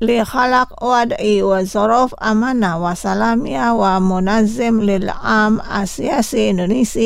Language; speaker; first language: Arabic; non-native, fluent; Indonesian